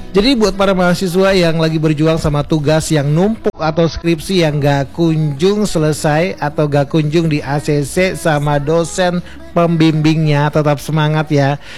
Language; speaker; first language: Indonesian; native; Indonesian